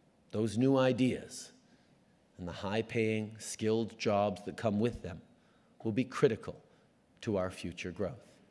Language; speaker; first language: English; native; English